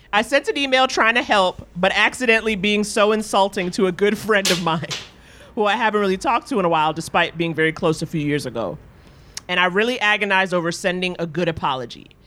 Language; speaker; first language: English; native; English